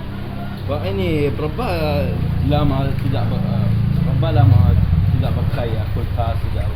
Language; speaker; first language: Indonesian; non-native, learner; Arabic